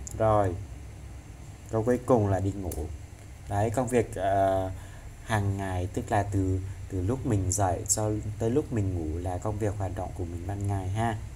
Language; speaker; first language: Vietnamese; non-native, local second language; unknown